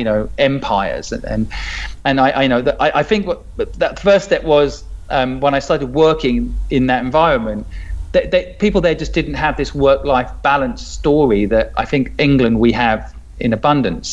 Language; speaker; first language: English; native; English